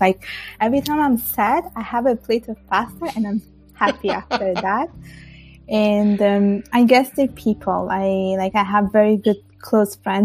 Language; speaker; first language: English; non-native, fluent; Bangla